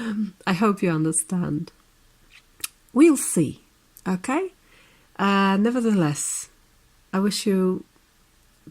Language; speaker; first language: English; non-native, fluent; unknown